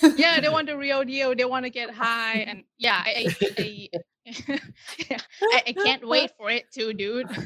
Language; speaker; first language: English; non-native, fluent; Thai